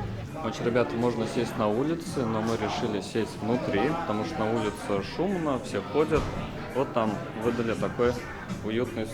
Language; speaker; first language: Russian; native; Russian